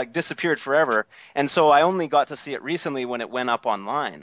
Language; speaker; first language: English; native; English